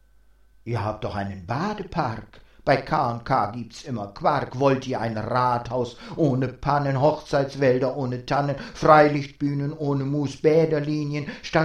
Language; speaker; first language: German; native; German